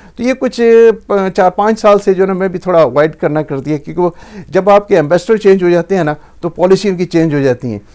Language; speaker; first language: Urdu; native; Urdu